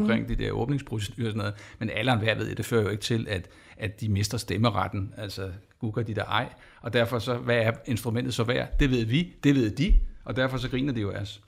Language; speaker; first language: Danish; native; Danish